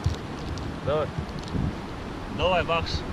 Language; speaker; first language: Russian; non-native, local second language; Kyrgyz